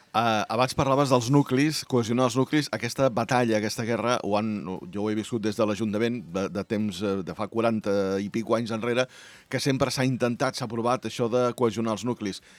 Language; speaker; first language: Catalan; native; Catalan